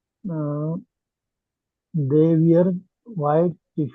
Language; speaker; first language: English; non-native, learner; Urdu